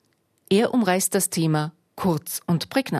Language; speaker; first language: German; native; German